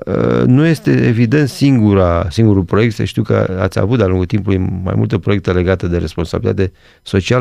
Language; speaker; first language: Romanian; native; Romanian